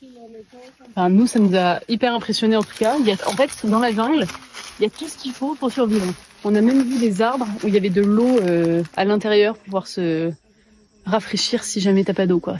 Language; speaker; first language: French; native; French